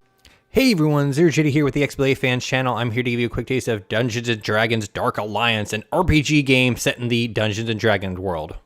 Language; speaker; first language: English; native; English